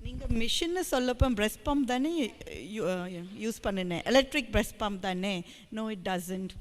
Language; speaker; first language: Tamil; early bilingual, heritage; Tamil